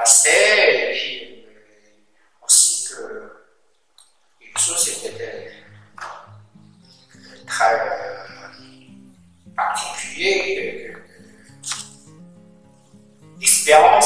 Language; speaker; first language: French; non-native, learner; Chinese